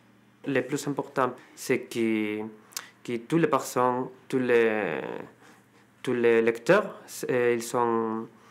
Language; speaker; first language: French; non-native, fluent; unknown